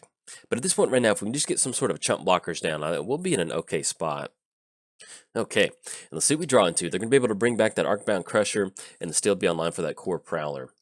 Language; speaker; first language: English; native; English